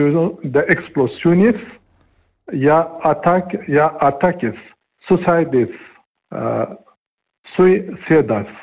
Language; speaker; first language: Spanish; non-native, learner; Pashto